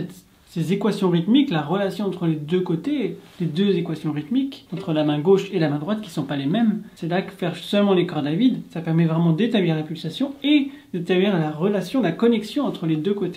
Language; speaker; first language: French; native; French